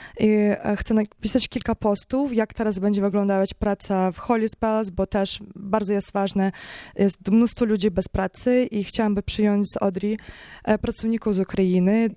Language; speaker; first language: Polish; non-native, learner; Ukrainian